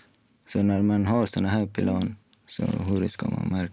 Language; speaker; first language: Swedish; non-native, fluent; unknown